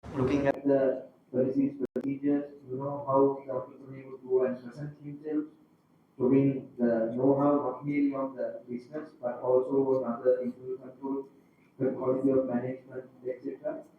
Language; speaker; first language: English; non-native, local second language; Sinhala